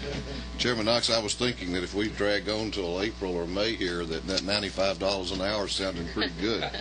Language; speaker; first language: English; native; English